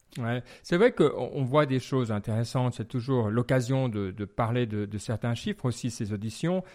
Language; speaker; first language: French; native; French